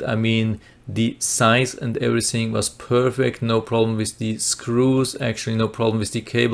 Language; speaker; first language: English; non-native, fluent; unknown